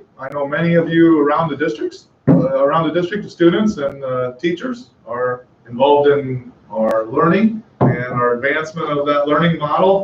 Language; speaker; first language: English; native; English